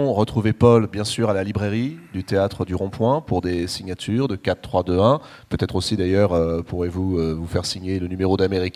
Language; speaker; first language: French; native; French